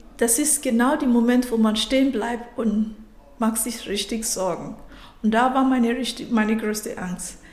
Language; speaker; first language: German; non-native, fluent; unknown